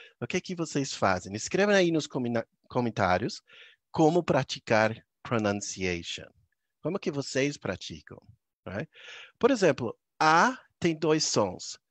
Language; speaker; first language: Portuguese; non-native, fluent; English